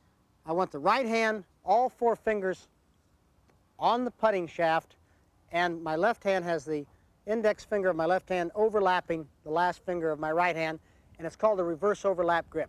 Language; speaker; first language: English; native; English